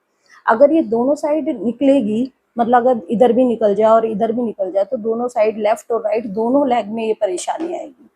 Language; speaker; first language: Hindi; native; Hindi